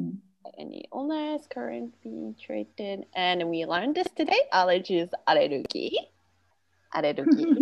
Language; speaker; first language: English; non-native, fluent; Japanese